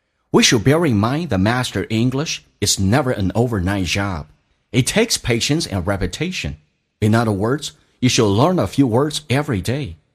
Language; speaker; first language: English; non-native, fluent; Chinese